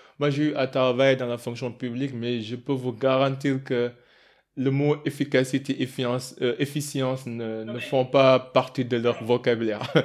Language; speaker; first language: French; non-native, local second language; Wolof